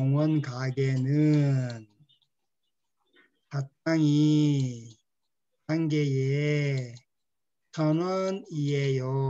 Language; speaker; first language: Korean; non-native, fluent; Spanish